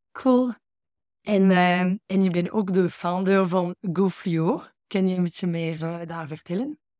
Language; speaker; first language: Dutch; non-native, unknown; French